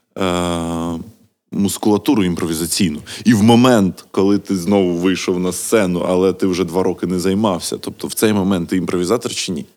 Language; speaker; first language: Ukrainian; non-native, local second language; Russian